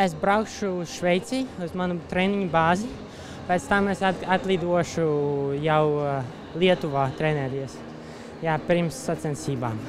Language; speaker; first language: Latvian; non-native, local second language; Russian